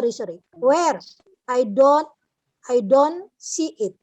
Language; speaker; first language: English; non-native, learner; Indonesian